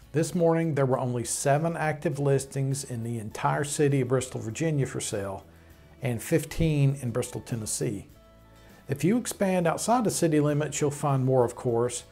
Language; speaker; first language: English; native; English